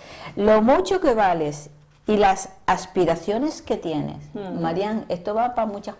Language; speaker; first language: Spanish; native; Spanish